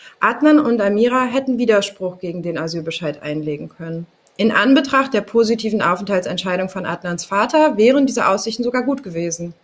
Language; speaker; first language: German; native; German